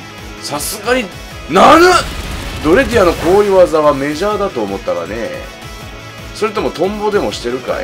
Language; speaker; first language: Japanese; native; Japanese